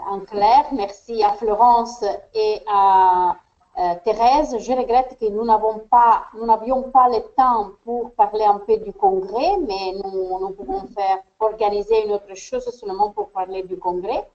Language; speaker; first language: French; non-native, fluent; Spanish